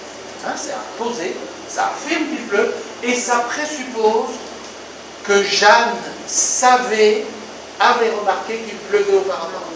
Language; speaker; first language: French; native; French